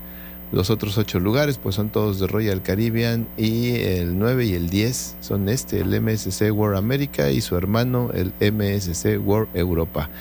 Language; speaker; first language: Spanish; native; Spanish